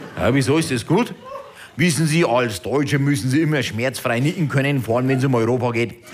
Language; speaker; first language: German; early bilingual, other home language; Turkish